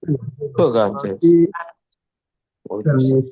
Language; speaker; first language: Chinese; non-native, learner; Bangla